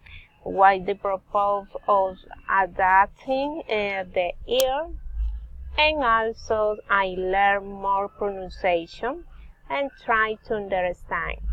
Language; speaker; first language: English; non-native, learner; Spanish